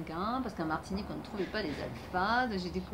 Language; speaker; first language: French; native; French